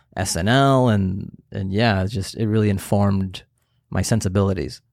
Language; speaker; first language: English; early bilingual, other home language; Persian